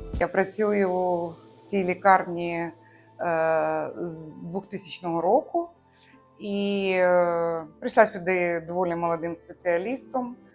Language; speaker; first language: Ukrainian; native; Ukrainian